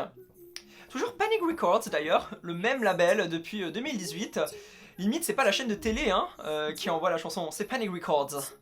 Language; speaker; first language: French; native; French